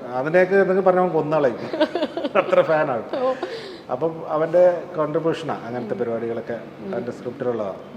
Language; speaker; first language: Malayalam; native; Malayalam